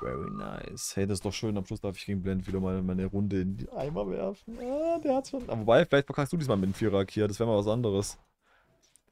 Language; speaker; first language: German; native; German